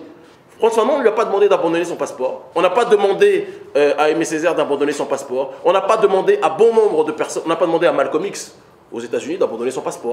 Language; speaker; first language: French; native; French